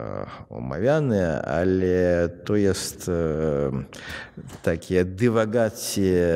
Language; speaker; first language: Polish; non-native, fluent; Russian